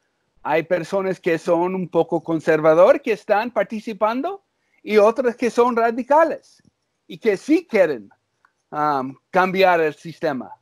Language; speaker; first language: Spanish; early bilingual, heritage; English